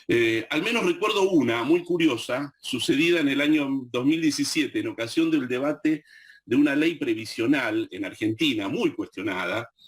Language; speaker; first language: Spanish; native; Spanish